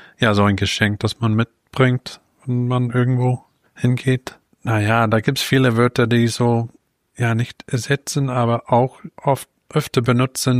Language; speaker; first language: German; non-native, fluent; English